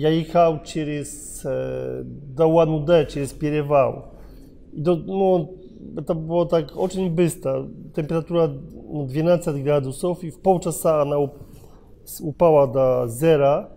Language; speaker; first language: Russian; non-native, learner; Polish